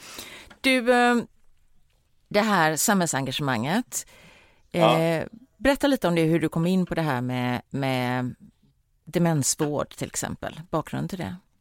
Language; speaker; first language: Swedish; native; Swedish